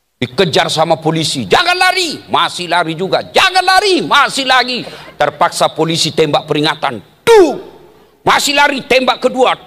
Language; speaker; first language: Indonesian; native; Indonesian